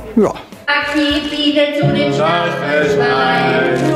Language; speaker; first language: German; native; German